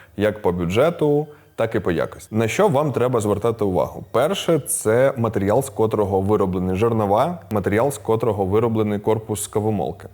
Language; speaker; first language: Ukrainian; non-native, local second language; Russian